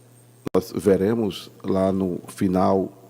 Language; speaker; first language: Portuguese; native; Portuguese